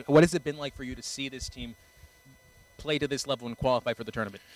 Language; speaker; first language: English; early bilingual, other home language; Spanish